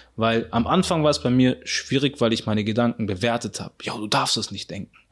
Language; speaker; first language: German; early bilingual, other home language; Arabic